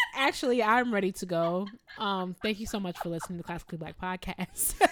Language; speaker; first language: English; native; English